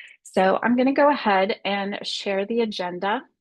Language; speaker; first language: English; native; English